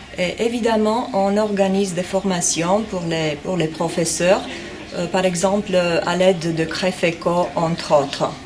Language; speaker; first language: French; non-native, fluent; Romanian